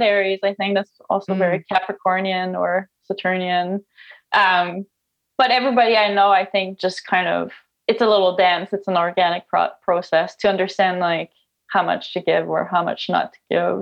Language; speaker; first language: English; non-native, fluent; French